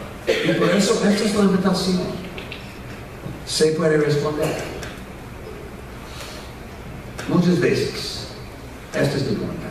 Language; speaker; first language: Spanish; non-native, fluent; English